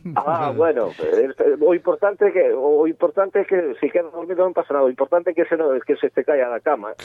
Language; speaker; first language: Galician; native; Galician